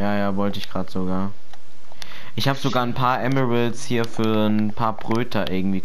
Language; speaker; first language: German; native; German